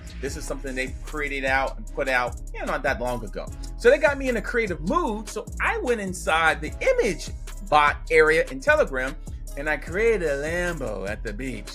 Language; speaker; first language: English; native; English